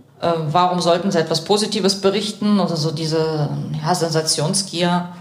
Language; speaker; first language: German; early bilingual, other home language; Russian